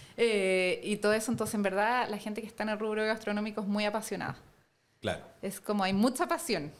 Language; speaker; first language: Spanish; native; Spanish